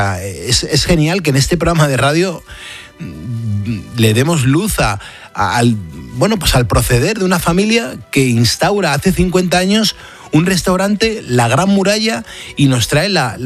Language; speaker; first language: Spanish; native; Spanish